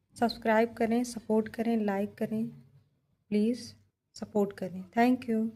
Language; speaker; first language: Hindi; native; Hindi